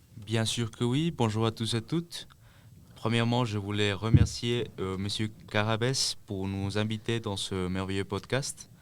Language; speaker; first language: French; non-native, fluent; Spanish